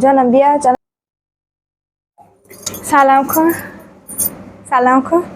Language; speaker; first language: Persian; native; Persian